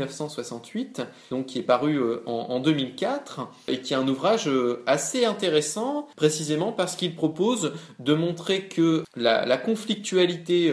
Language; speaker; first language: French; native; French